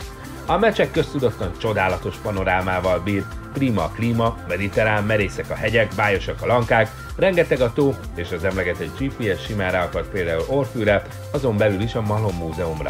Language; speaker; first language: Hungarian; native; Hungarian